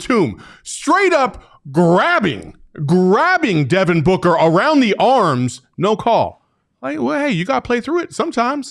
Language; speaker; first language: English; native; English